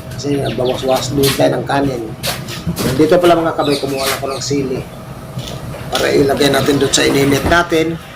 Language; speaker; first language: Filipino; non-native, local second language; Cebuano